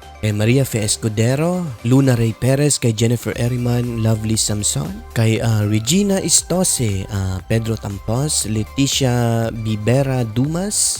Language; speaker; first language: Filipino; non-native, local second language; Cebuano